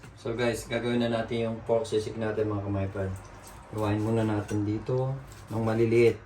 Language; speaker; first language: Filipino; native; Filipino